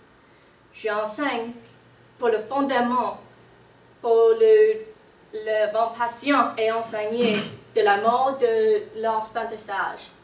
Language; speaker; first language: French; non-native, learner; English